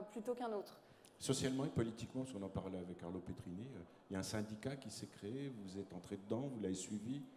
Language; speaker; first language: French; native; French